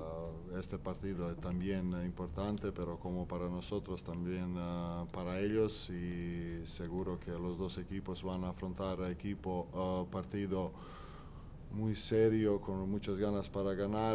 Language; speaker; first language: Spanish; non-native, fluent; Croatian